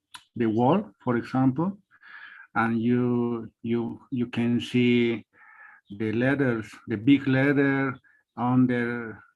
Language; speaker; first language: English; non-native, learner; Spanish